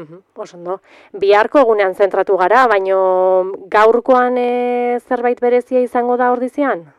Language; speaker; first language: Basque; native; Basque